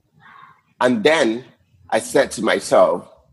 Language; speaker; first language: English; non-native, local second language; Yoruba